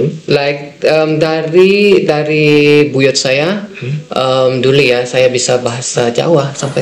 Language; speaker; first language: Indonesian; non-native, fluent; Dutch